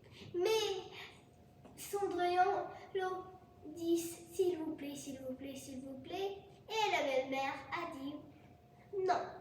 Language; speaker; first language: French; non-native, learner; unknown